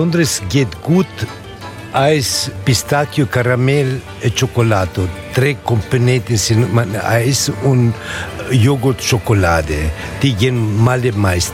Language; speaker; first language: German; non-native, learner; Italian